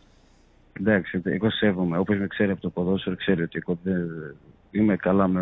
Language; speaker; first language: Greek; non-native, fluent; Portuguese